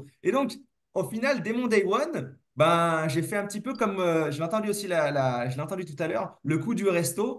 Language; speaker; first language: French; native; French